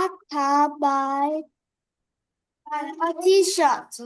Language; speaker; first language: English; non-native, learner; Vietnamese